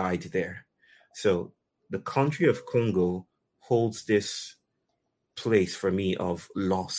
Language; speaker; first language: English; non-native, local second language; Yoruba